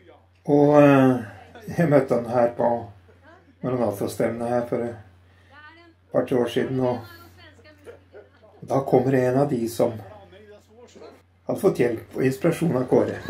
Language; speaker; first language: Norwegian; native; Norwegian